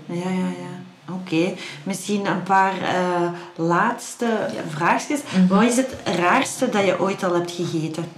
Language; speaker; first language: Dutch; native; Dutch